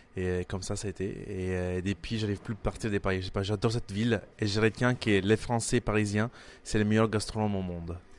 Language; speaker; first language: French; non-native, fluent; Italian